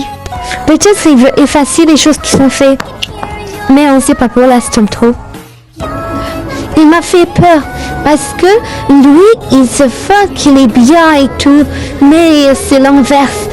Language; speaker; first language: French; non-native, learner; Arabic